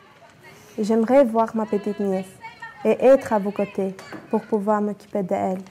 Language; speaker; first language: French; non-native, learner; Albanian